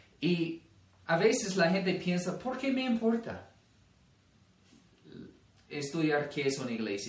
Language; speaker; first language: Spanish; non-native, fluent; English